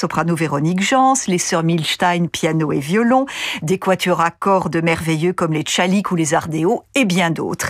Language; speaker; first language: French; native; French